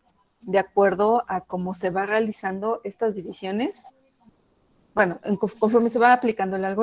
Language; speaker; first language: Spanish; native; Spanish